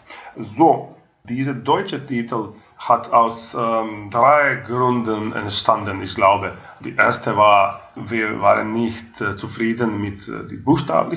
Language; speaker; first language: German; non-native, fluent; Croatian